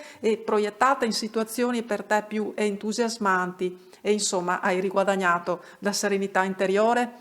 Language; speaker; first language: Italian; native; Italian